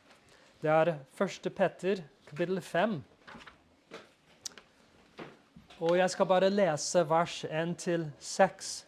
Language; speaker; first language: Norwegian; non-native, fluent; English